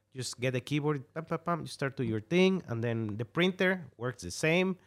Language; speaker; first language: English; non-native, fluent; Spanish